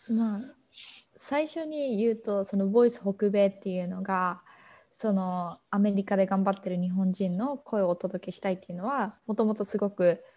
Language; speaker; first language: Japanese; native; Japanese